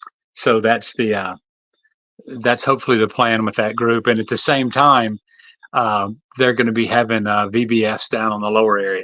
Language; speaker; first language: English; native; English